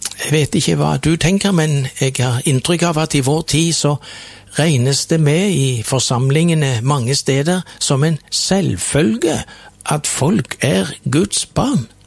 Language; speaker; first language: Norwegian; native; Norwegian